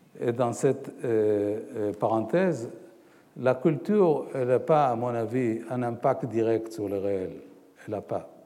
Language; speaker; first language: French; non-native, fluent; Hebrew